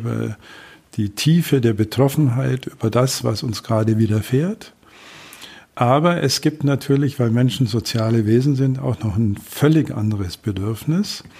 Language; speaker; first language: German; native; German